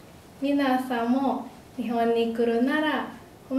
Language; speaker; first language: Japanese; non-native, learner; Indonesian